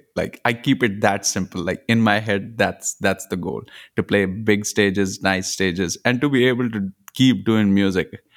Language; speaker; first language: English; non-native, local second language; Punjabi